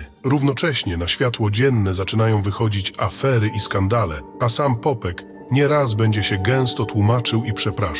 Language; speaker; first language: Polish; native; Polish